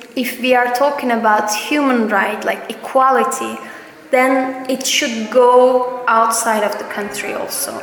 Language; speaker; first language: English; non-native, fluent; Russian